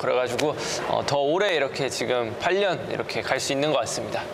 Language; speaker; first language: Korean; native; Korean